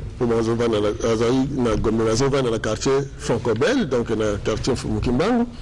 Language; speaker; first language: Lingala; native; Lingala